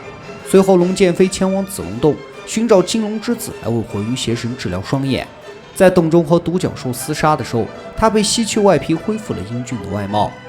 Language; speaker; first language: Chinese; native; Chinese